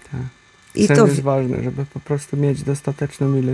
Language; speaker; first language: Polish; native; Polish